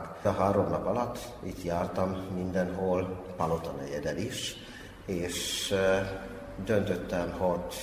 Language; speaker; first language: Hungarian; non-native, fluent; Finnish